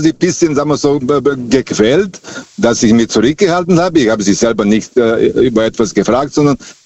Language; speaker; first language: German; native; German